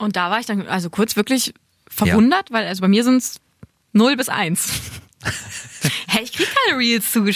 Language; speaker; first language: German; native; German